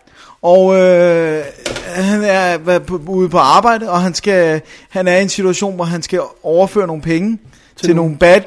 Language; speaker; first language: Danish; native; Danish